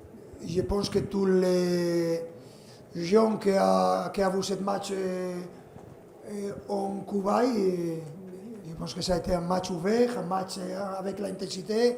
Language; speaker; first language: French; non-native, fluent; Spanish